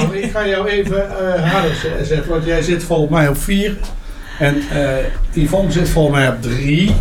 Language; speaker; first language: Dutch; native; Dutch